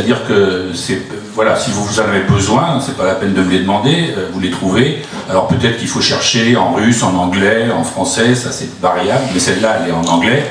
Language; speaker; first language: French; native; French